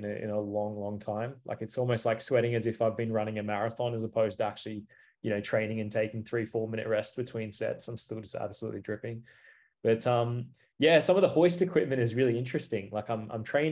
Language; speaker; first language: English; native; English